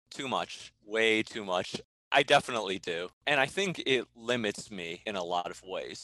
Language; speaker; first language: English; early bilingual, other home language; Chinese